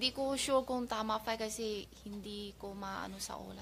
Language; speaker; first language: Filipino; non-native, learner; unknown